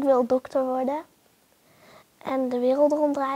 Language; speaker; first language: Dutch; early bilingual, other home language; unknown